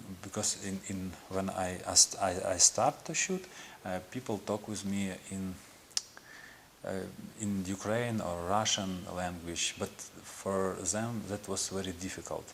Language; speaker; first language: English; non-native, learner; Ukrainian